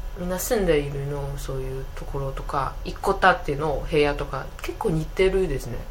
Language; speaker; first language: Japanese; non-native, fluent; Chinese